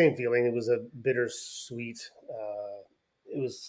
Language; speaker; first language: English; native; English